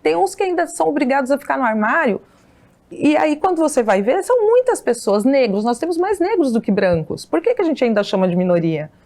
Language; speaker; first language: Portuguese; native; Portuguese